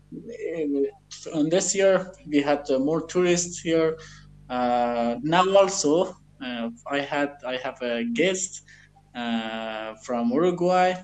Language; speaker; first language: English; non-native, learner; Persian